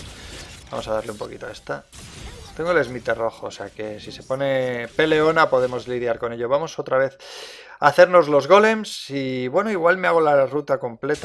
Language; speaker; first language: Spanish; native; Spanish